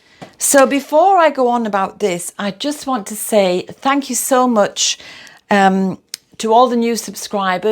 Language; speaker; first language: English; native; English